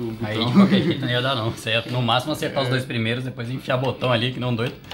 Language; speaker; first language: Portuguese; native; Portuguese